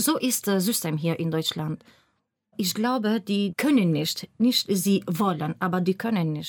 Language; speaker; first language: German; non-native, learner; Albanian